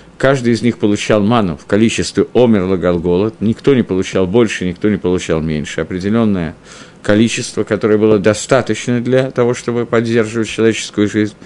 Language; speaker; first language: Russian; early bilingual, heritage; Russian